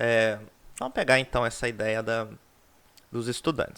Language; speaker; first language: Portuguese; native; Portuguese